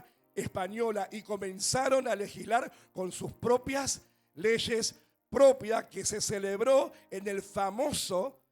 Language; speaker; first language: Spanish; native; Spanish